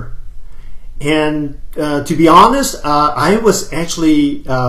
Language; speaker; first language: English; non-native, local second language; Cantonese